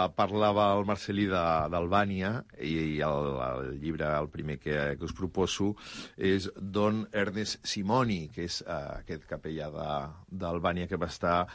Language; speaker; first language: Catalan; native; Catalan